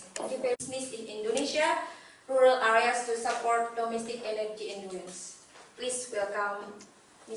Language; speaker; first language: English; non-native, learner; Indonesian